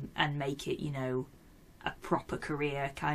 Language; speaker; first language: English; native; English